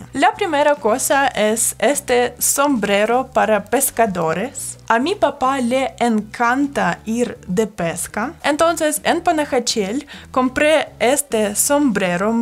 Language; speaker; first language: Spanish; non-native, fluent; Russian